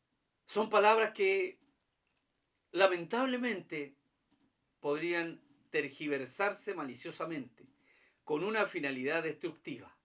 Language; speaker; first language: Spanish; native; Spanish